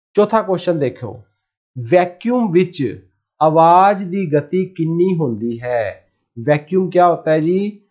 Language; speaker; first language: Hindi; non-native, local second language; Punjabi